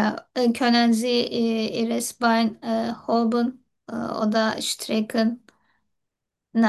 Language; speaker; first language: German; non-native, learner; Turkish